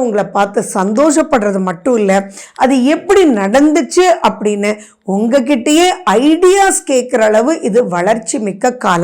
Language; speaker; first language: Tamil; native; Tamil